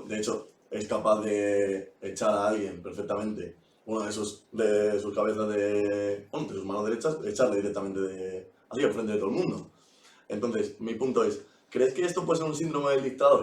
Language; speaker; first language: Spanish; native; Spanish